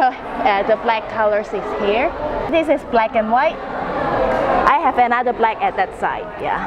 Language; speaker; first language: English; non-native, local second language; Cantonese